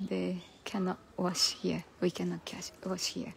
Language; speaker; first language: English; non-native, learner; Japanese